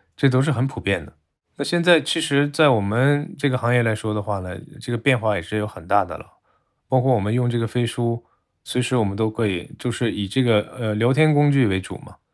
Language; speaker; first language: Chinese; non-native, fluent; Japanese